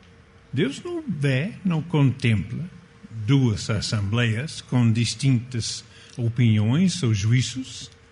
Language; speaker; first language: Portuguese; non-native, fluent; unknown